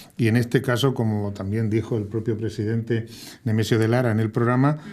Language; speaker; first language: Spanish; native; Spanish